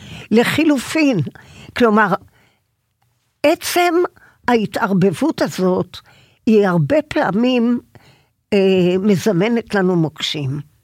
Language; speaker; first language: Hebrew; native; Hebrew